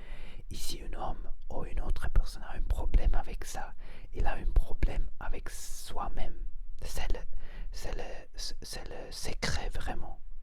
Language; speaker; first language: French; non-native, learner; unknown